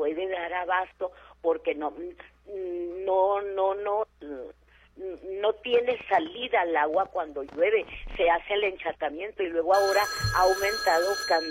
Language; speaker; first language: Spanish; native; Spanish